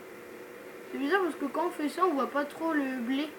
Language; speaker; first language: French; native; French